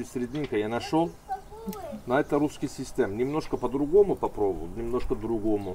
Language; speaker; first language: Russian; non-native, learner; Turkish